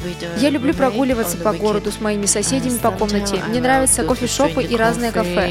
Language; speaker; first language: Russian; non-native, learner; Chinese